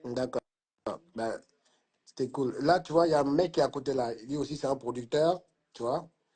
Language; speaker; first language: French; native; French